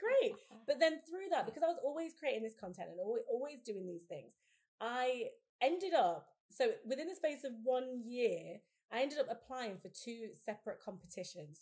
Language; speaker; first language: English; native; English